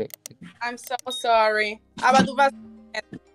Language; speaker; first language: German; non-native, learner; Spanish